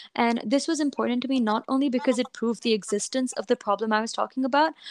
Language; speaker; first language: English; non-native, local second language; Hindi